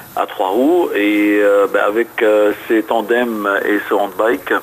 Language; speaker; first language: French; non-native, local second language; Arabic